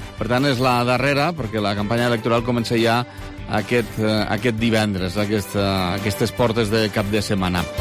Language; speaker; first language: Catalan; native; Catalan